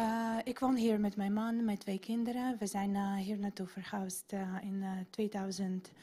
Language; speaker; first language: Dutch; non-native, learner; Ukrainian